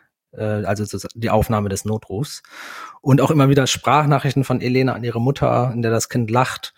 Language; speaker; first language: German; native; German